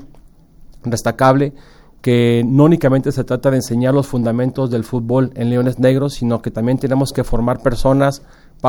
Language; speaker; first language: Spanish; native; Spanish